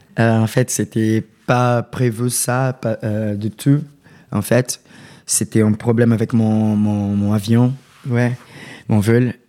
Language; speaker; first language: French; non-native, learner; Portuguese